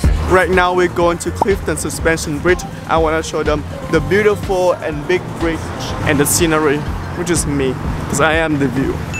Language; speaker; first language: English; non-native, fluent; Vietnamese